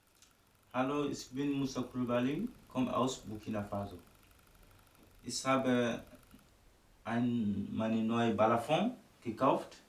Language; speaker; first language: German; non-native, learner; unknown